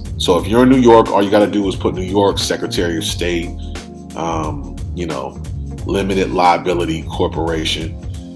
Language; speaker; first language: English; native; English